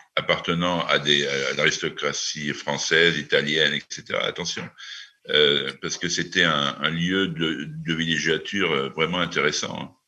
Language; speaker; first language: French; native; French